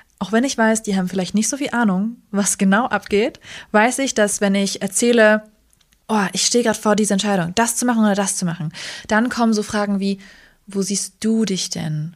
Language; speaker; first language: German; early bilingual, other home language; Kurdish